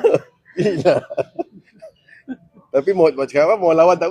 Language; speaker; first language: Malay; native; Malay